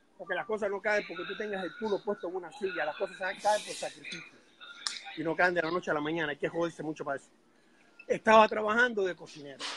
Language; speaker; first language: Spanish; native; Spanish